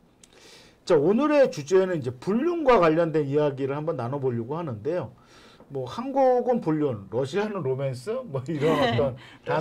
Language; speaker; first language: Korean; native; Korean